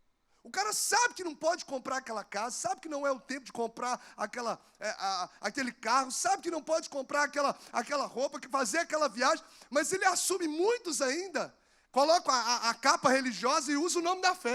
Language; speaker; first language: Portuguese; native; Portuguese